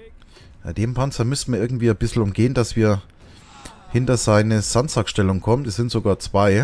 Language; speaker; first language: German; native; German